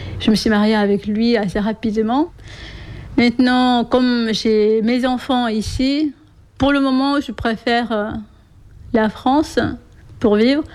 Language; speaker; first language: French; non-native, fluent; Korean